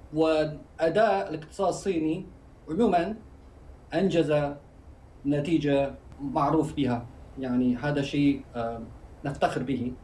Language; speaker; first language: Arabic; non-native, fluent; Chinese